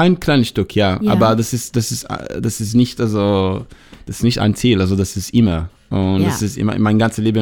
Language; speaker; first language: German; non-native, learner; Hebrew